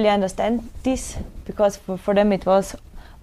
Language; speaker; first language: English; non-native, fluent; German